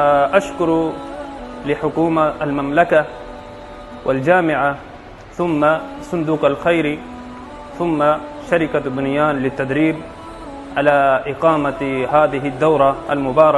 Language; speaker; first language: Arabic; non-native, fluent; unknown